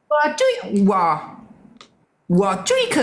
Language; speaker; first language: Chinese; non-native, learner; Thai